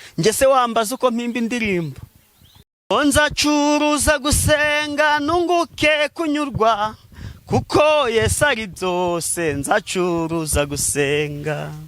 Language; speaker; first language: Kinyarwanda; native; Kinyarwanda